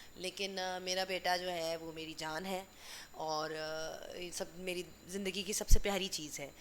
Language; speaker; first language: Urdu; native; Urdu